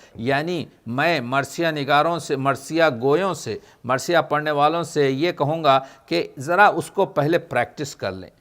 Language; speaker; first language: Urdu; native; Urdu